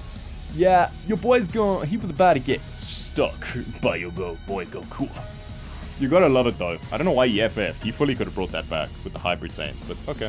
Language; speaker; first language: English; native; English